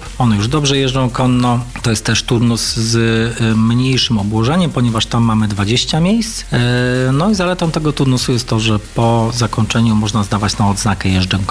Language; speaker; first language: Polish; native; Polish